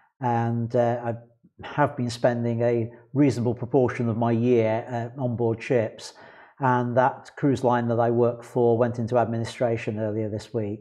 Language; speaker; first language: English; native; English